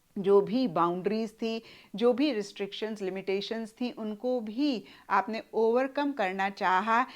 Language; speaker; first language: Hindi; native; Hindi